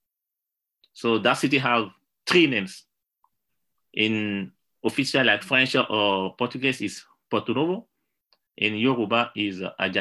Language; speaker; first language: English; non-native, learner; Yoruba